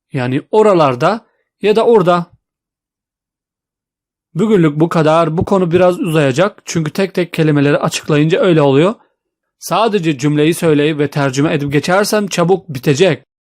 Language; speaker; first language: Turkish; non-native, fluent; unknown